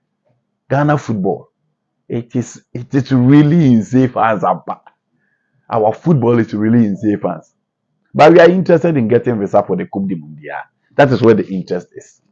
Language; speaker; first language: English; non-native, local second language; Akan